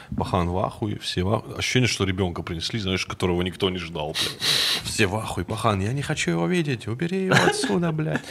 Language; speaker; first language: Russian; native; Russian